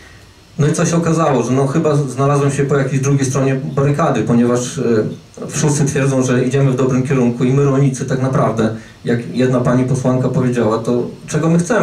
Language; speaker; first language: Polish; native; Polish